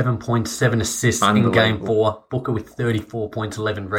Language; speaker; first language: English; native; English